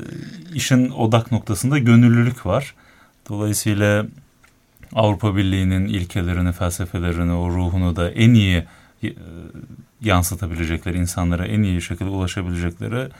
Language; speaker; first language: Turkish; native; Turkish